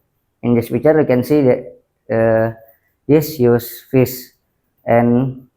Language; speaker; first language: English; non-native, learner; Indonesian